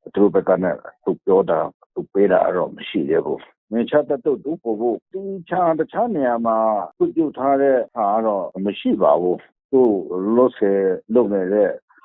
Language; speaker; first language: Burmese; non-native, local second language; Kachin